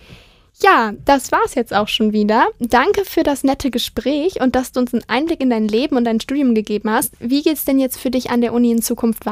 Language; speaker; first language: German; native; German